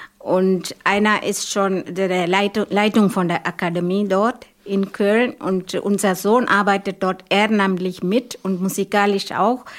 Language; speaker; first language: German; non-native, fluent; Malayalam